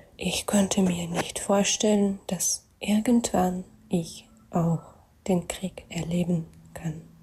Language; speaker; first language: German; non-native, fluent; Russian